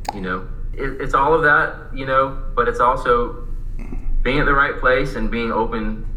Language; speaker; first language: English; native; English